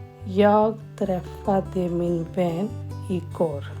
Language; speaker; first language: Swedish; non-native, fluent; Urdu